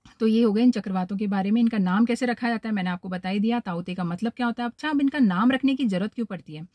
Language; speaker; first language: Hindi; native; Hindi